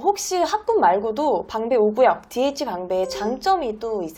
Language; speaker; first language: Korean; native; Korean